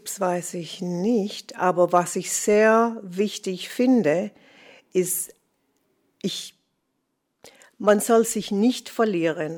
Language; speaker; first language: German; non-native, fluent; English